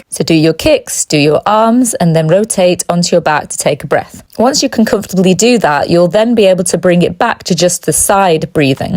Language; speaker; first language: English; native; English